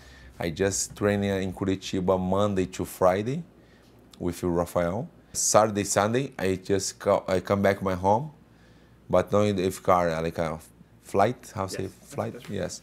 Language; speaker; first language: English; non-native, learner; Portuguese